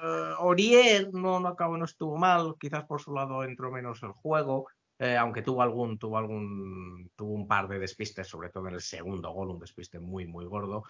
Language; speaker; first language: Spanish; native; Spanish